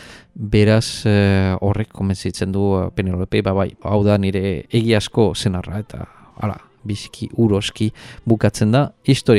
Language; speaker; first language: Basque; native; Basque